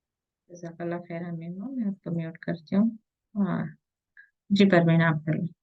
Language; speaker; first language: Hindi; native; Hindi